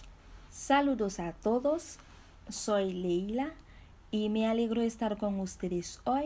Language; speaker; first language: Spanish; non-native, fluent; Haitian Creole